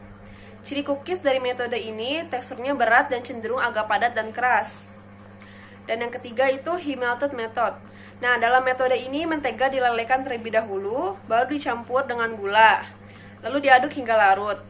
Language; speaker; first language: Indonesian; native; Indonesian